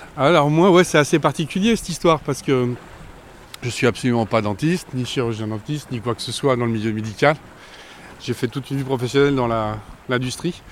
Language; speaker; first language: French; native; French